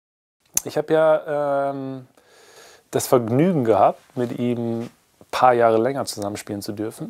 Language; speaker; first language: German; native; German